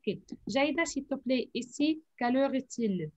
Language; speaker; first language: French; non-native, fluent; Arabic